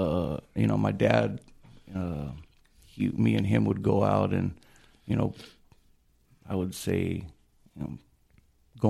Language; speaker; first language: English; native; English